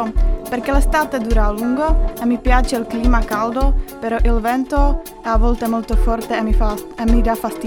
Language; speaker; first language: Italian; non-native, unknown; Czech